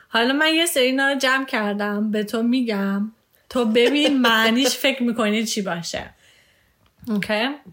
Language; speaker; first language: Persian; early bilingual, heritage; Persian